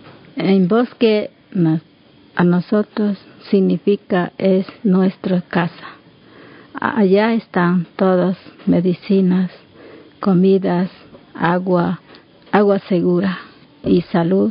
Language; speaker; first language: Spanish; non-native, local second language; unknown